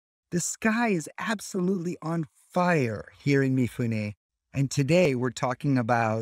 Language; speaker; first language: English; native; English